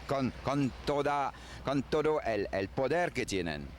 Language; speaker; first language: Spanish; non-native, learner; French